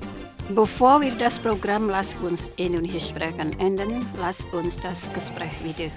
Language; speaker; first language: German; non-native, fluent; Indonesian